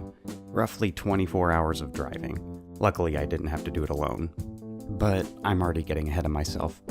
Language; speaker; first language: English; native; English